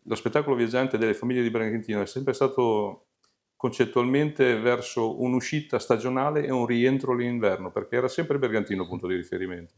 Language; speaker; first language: Italian; native; Italian